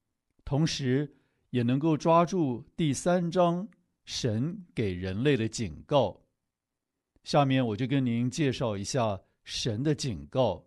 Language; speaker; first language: Chinese; native; Chinese